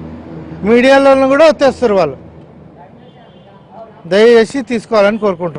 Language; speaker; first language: Telugu; native; Telugu